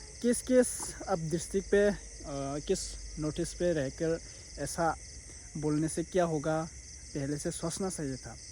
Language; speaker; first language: Hindi; non-native, local second language; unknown